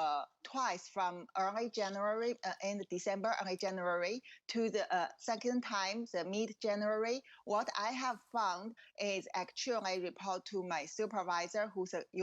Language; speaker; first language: English; non-native, fluent; Chinese